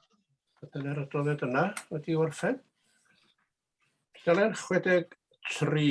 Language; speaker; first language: Welsh; native; Welsh